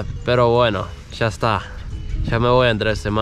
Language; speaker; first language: Spanish; non-native, fluent; Estonian